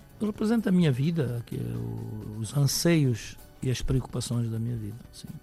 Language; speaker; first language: Portuguese; native; Portuguese